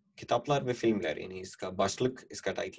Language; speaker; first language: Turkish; non-native, fluent; Urdu